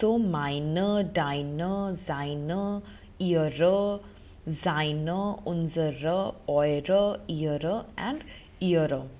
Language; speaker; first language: German; non-native, fluent; Hindi